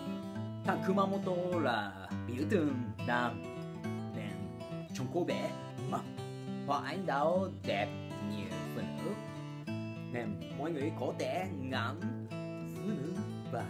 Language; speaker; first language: Vietnamese; non-native, learner; Japanese